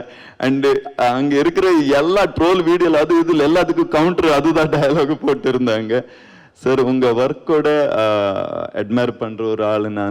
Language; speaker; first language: Tamil; non-native, learner; Kannada